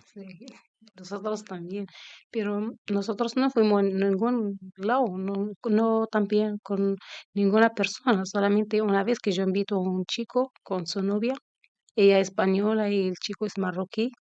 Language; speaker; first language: Spanish; non-native, learner; Arabic